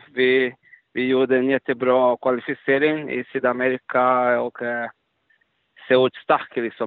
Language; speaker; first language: Swedish; non-native, fluent; Portuguese